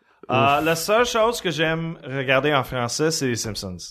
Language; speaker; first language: French; early bilingual, heritage; French